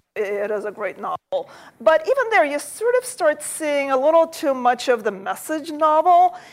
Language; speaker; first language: English; early bilingual, other home language; Russian